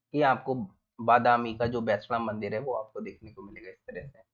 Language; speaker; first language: Hindi; native; Hindi